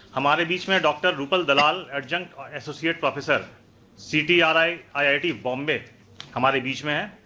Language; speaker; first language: Hindi; native; Hindi